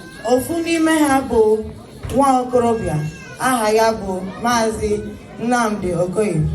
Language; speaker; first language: Igbo; early bilingual, heritage; Igbo